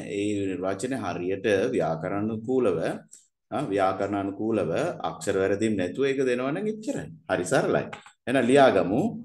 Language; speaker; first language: Sinhala; non-native, local second language; Tamil